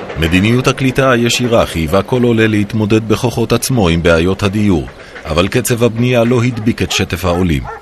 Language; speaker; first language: Hebrew; native; Hebrew